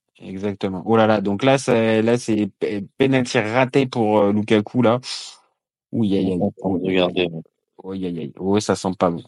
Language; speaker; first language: French; native; French